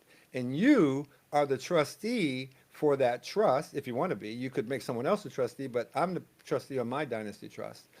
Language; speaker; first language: English; native; English